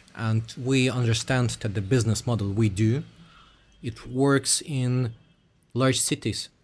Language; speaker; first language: English; early bilingual, other home language; Russian